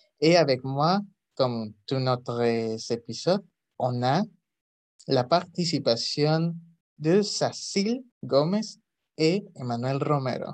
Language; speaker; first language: French; non-native, learner; Spanish